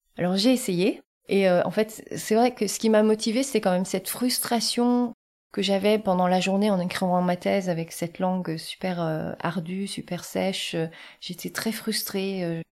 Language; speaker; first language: French; early bilingual, other home language; Vietnamese